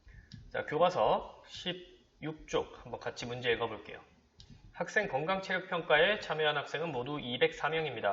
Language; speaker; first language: Korean; native; Korean